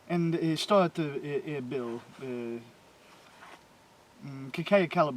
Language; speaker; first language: Russian; non-native, learner; English